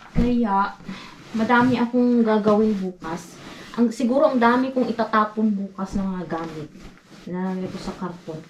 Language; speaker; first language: Filipino; non-native, local second language; Hiligaynon